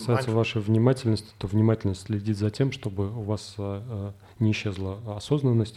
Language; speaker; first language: Russian; native; Russian